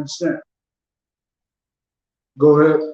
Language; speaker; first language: English; native; English